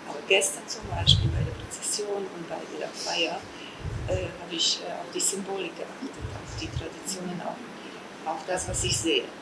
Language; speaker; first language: German; non-native, fluent; Polish